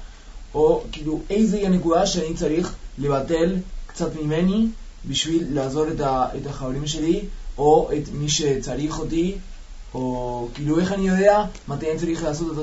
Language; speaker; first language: Hebrew; non-native, learner; Spanish